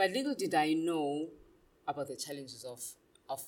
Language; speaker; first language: English; non-native, local second language; Xhosa